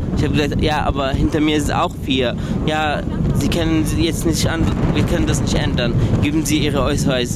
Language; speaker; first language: German; early bilingual, other home language; Arabic